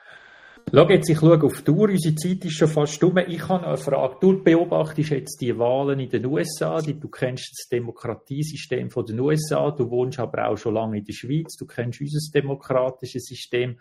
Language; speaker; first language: German; native; German